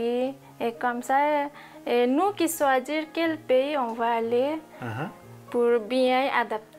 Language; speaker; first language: French; non-native, learner; Nepali